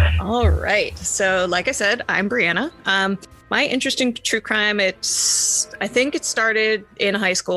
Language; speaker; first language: English; native; English